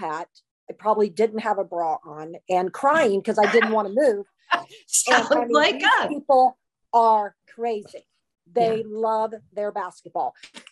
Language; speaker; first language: English; native; English